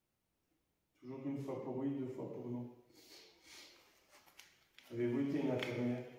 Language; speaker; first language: French; native; French